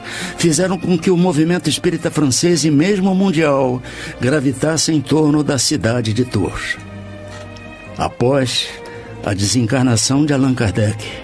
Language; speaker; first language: Portuguese; native; Portuguese